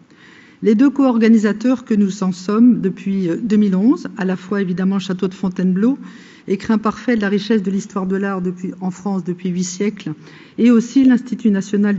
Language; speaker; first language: French; native; French